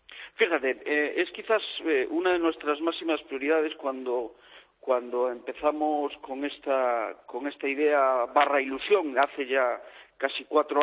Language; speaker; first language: Spanish; native; Spanish